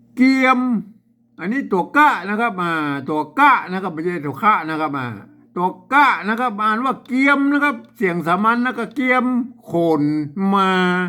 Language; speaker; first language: Thai; native; Thai